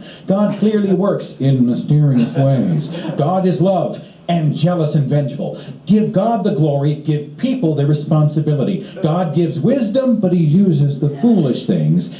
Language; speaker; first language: English; native; English